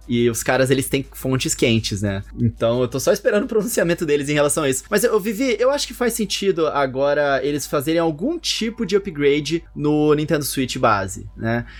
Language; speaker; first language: Portuguese; native; Portuguese